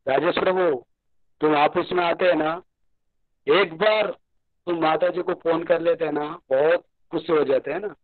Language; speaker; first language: Hindi; non-native, local second language; Telugu